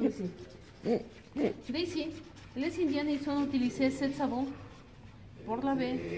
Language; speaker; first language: French; non-native, learner; Spanish